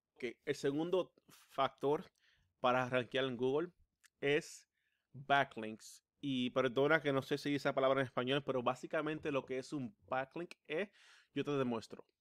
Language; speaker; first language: Spanish; early bilingual, heritage; Spanish